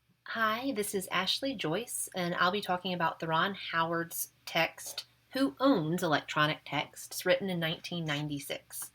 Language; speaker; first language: English; native; English